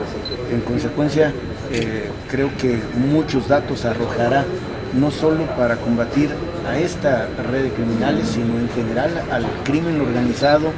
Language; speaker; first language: Spanish; native; Spanish